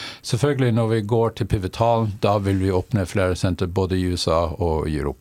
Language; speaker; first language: Norwegian; non-native, fluent; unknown